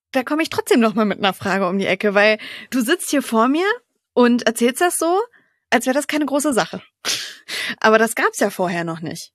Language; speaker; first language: German; native; German